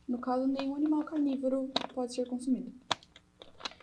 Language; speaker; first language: Portuguese; native; Portuguese